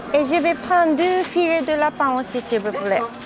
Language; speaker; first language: French; non-native, learner; Japanese